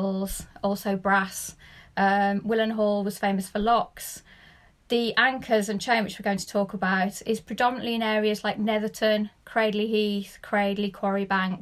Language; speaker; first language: English; native; English